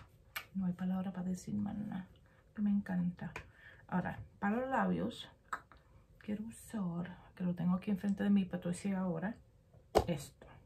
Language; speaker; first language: Spanish; early bilingual, heritage; Spanish